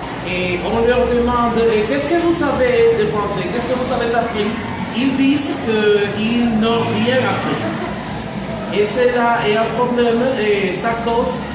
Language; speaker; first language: French; non-native, fluent; Spanish